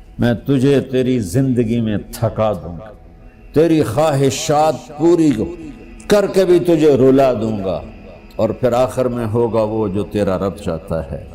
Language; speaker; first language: Urdu; non-native, local second language; Punjabi